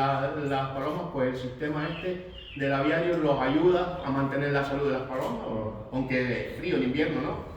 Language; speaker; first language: Spanish; native; Spanish